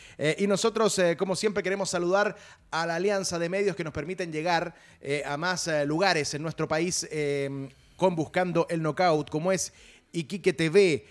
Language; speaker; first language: Spanish; native; Spanish